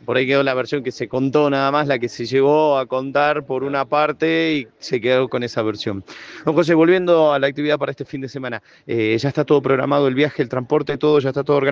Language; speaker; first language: Spanish; native; Spanish